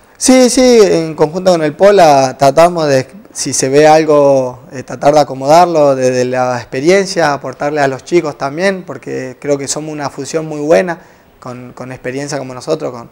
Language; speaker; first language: Spanish; native; Spanish